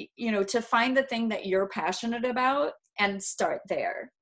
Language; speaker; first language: English; native; English